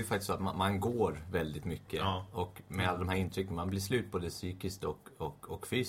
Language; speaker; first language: Swedish; native; Swedish